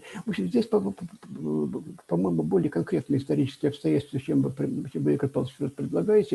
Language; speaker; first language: Russian; native; Russian